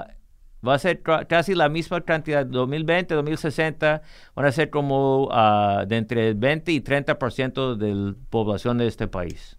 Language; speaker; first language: Spanish; early bilingual, heritage; English